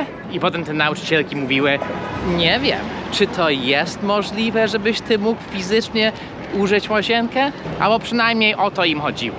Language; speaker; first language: Polish; non-native, fluent; English